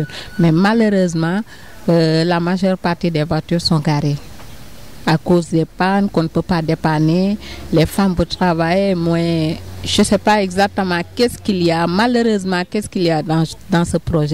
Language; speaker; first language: French; non-native, local second language; Wolof